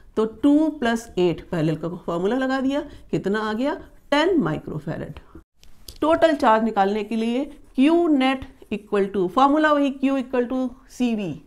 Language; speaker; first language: Hindi; native; Hindi